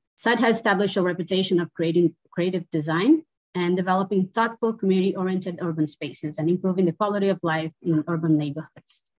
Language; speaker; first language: English; non-native, fluent; Portuguese